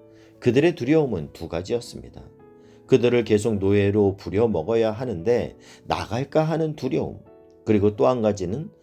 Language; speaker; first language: Korean; native; Korean